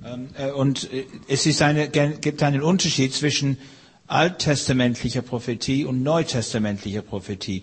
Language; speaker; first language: German; non-native, fluent; English